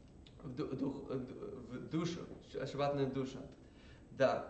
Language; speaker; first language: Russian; early bilingual, heritage; English